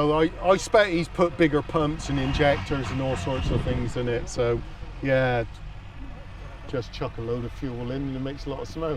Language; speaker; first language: English; native; English